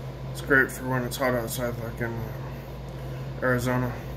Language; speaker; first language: English; native; English